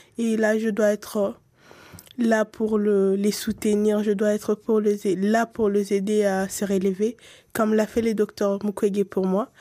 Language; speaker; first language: French; non-native, local second language; Swahili